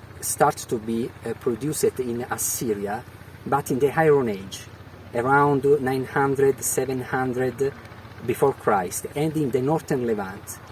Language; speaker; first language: English; non-native, fluent; Italian